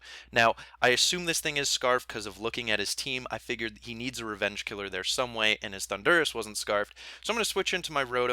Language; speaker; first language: English; native; English